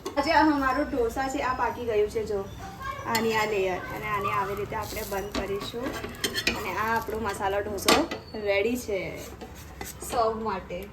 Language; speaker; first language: Gujarati; non-native, local second language; Nepali